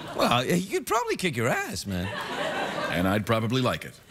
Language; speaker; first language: English; native; English